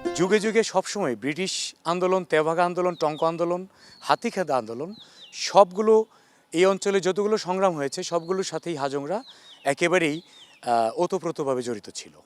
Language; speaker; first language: Bangla; non-native, local second language; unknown